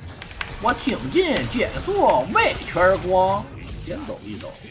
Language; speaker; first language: Chinese; native; Chinese